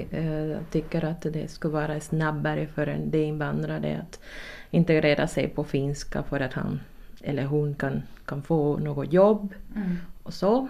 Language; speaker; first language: Swedish; non-native, fluent; Spanish